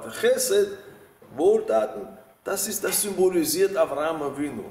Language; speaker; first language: German; non-native, fluent; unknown